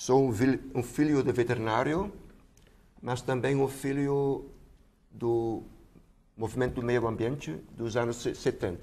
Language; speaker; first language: Portuguese; non-native, fluent; Dutch